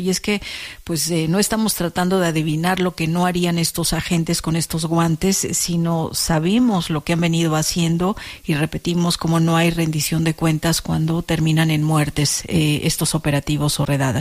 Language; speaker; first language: Spanish; native; Spanish